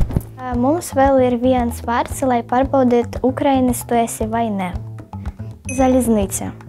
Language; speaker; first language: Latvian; non-native, learner; Ukrainian